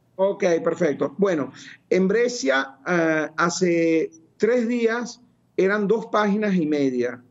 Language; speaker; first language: Spanish; native; Spanish